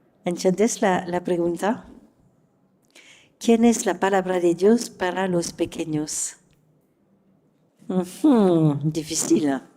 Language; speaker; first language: Spanish; non-native, fluent; French